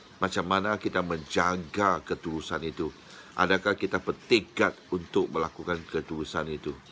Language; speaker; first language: Malay; non-native, local second language; Chinese